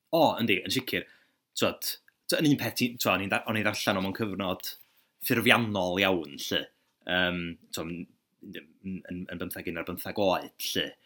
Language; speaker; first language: Welsh; native; Welsh